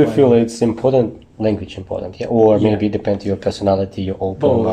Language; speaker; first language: English; non-native, learner; Russian